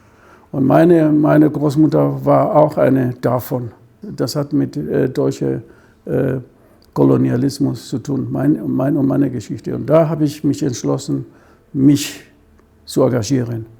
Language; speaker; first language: German; non-native, fluent; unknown